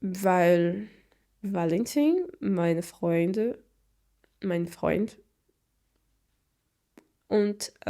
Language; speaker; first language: German; non-native, learner; Portuguese